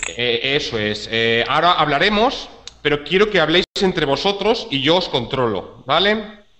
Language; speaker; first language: Spanish; native; Spanish